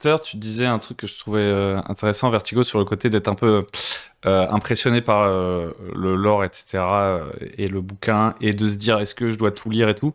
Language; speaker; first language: French; native; French